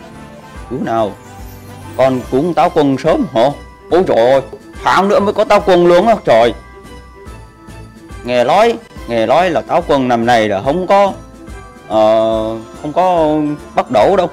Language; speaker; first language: Vietnamese; native; Vietnamese